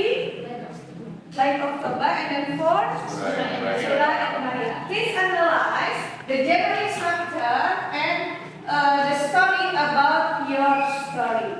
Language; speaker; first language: English; non-native, learner; Indonesian